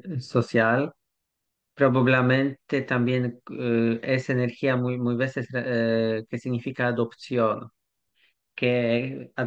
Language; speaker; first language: Spanish; non-native, learner; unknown